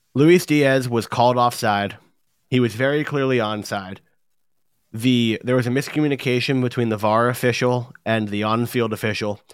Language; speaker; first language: English; native; English